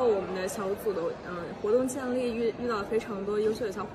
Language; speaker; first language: Chinese; native; Chinese